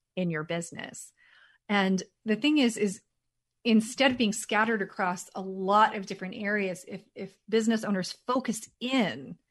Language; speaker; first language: English; native; English